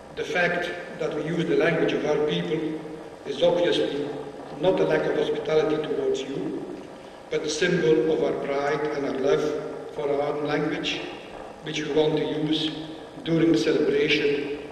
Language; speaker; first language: English; non-native, fluent; Dutch